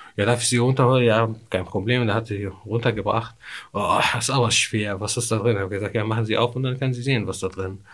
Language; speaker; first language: German; non-native, fluent; Arabic